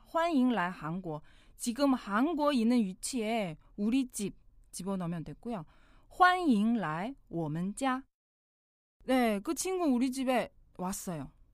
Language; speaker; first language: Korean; non-native, fluent; Chinese